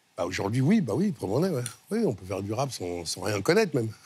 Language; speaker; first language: French; native; French